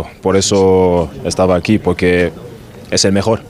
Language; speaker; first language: Spanish; non-native, learner; German